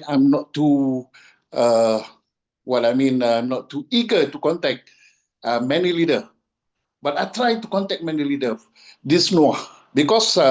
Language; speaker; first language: English; non-native, fluent; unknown